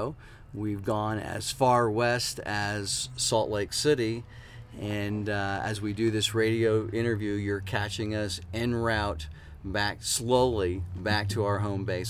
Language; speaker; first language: English; native; English